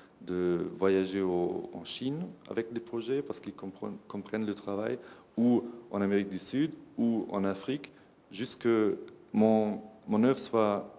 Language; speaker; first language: French; non-native, fluent; German